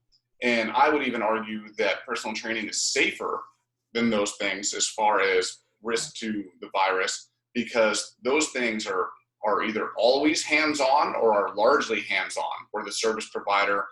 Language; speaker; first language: English; native; English